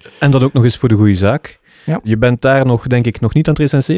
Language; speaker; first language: Dutch; native; Dutch